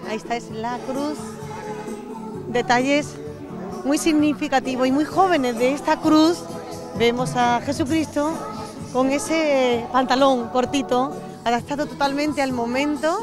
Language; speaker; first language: Spanish; native; Spanish